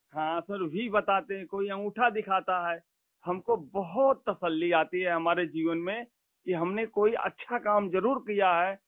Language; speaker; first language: Hindi; native; Hindi